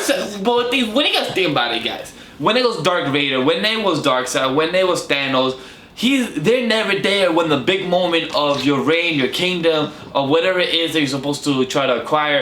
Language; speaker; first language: English; native; English